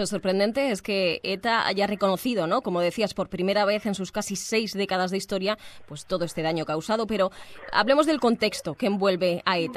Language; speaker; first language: Spanish; native; Spanish